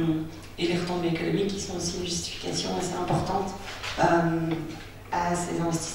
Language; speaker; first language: French; native; French